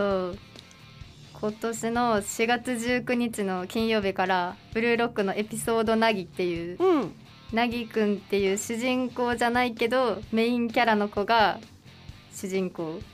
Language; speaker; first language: Japanese; native; Japanese